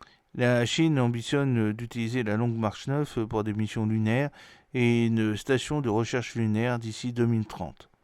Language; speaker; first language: French; native; French